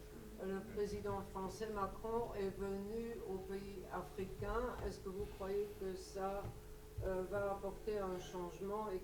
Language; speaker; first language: French; non-native, local second language; Luxembourgish